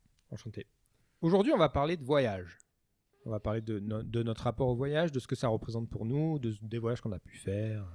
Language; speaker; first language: French; native; French